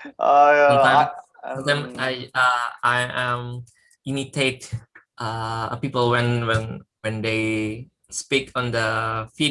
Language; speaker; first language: English; non-native, learner; Indonesian